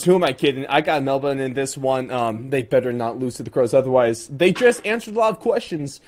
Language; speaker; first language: English; native; English